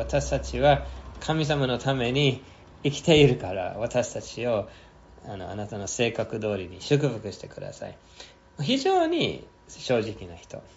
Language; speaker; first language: Japanese; non-native, fluent; English